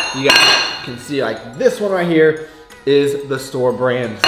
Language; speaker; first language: English; native; English